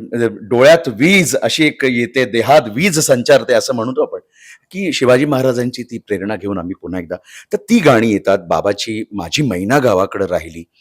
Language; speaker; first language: Marathi; native; Marathi